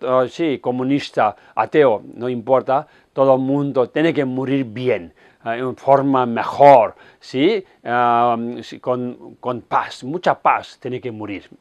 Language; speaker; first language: Spanish; non-native, fluent; Tibetan